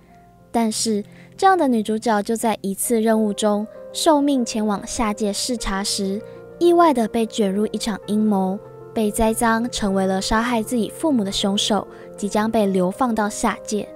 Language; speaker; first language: Chinese; native; Chinese